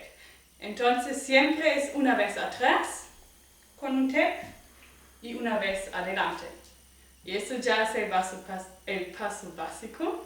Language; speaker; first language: Spanish; non-native, fluent; German